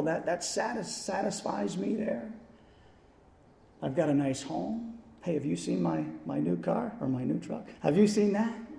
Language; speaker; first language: English; native; English